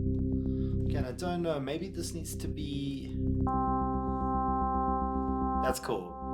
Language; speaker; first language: English; native; English